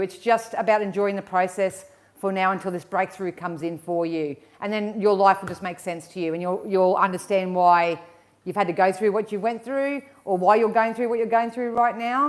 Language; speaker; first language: English; native; English